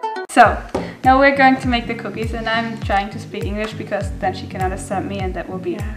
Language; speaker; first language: English; non-native, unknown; German